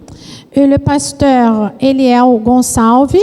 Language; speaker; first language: French; non-native, fluent; Portuguese